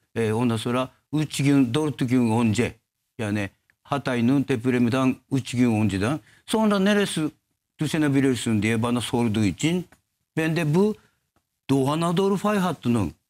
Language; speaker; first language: Turkish; non-native, learner; Japanese